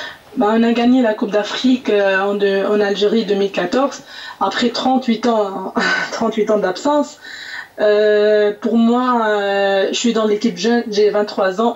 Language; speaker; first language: French; non-native, local second language; Arabic